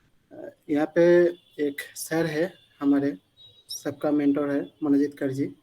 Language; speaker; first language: Hindi; non-native, local second language; Bangla